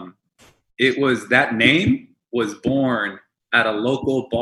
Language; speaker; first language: English; early bilingual, other home language; Spanish